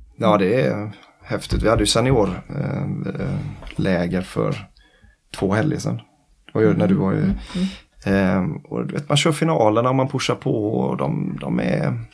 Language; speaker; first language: Swedish; native; Swedish